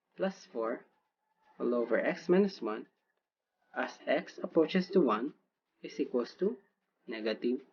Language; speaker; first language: English; non-native, local second language; Filipino